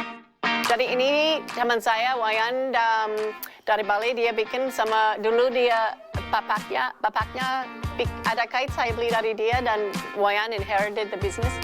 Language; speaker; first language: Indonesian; non-native, learner; English